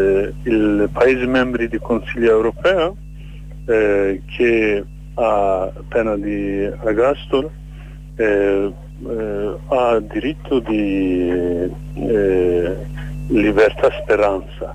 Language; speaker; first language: Italian; non-native, fluent; Kurdish